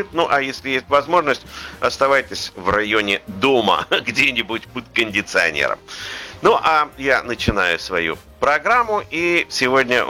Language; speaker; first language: Russian; native; Russian